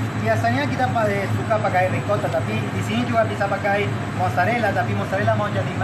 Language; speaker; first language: Indonesian; non-native, learner; Spanish